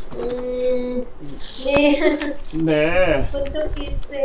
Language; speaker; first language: Korean; non-native, learner; Vietnamese